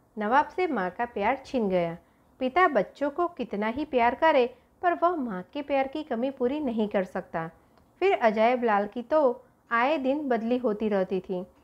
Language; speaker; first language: Hindi; non-native, local second language; Gujarati